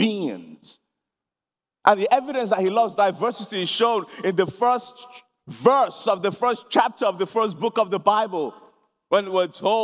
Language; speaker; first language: English; non-native, local second language; Yoruba